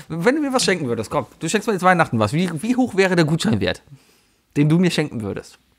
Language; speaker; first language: German; native; German